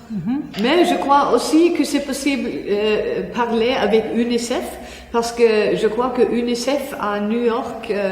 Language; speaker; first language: French; non-native, fluent; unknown